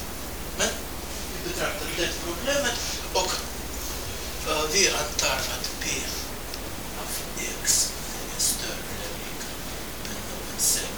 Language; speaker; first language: Swedish; non-native, fluent; Russian